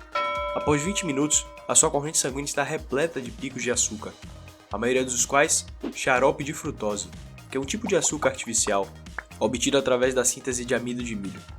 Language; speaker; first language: Portuguese; native; Portuguese